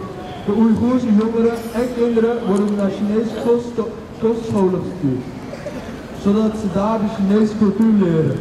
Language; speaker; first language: Dutch; early bilingual, other home language; Uyghur